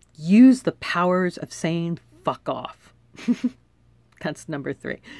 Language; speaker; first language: English; native; English